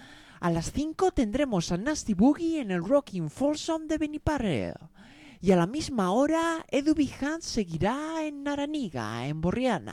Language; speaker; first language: Spanish; native; Spanish